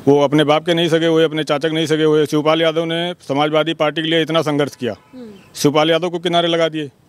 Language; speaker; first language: Hindi; native; Hindi